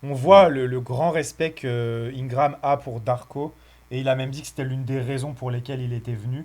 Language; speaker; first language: French; native; French